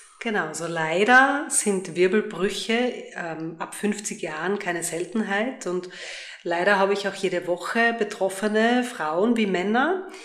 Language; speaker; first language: German; native; German